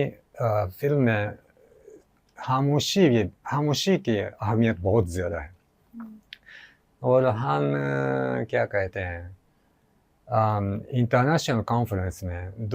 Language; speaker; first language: Hindi; non-native, learner; Japanese